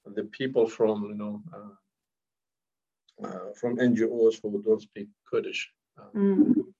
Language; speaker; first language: English; non-native, fluent; Kurdish